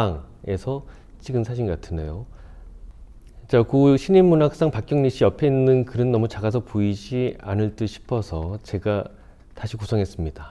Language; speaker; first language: Korean; native; Korean